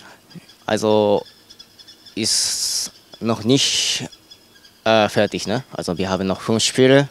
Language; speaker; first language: German; non-native, learner; Japanese